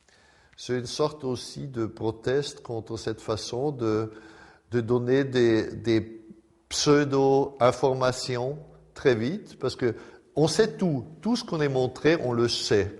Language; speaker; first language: French; non-native, fluent; German